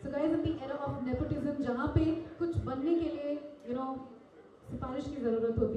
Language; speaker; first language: Hindi; native; Hindi